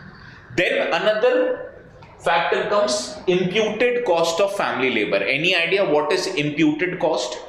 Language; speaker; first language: English; non-native, local second language; Hindi